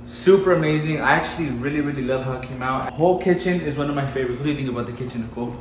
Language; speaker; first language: English; early bilingual, other home language; Spanish